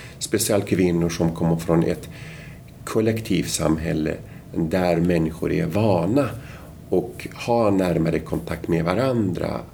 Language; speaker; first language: Swedish; non-native, fluent; Arabic